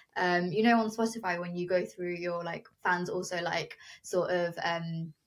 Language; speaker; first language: English; non-native, local second language; Telugu